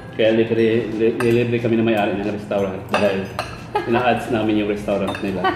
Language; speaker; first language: Filipino; native; Filipino